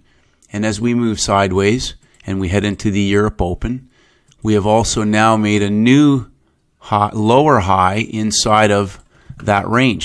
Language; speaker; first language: English; native; English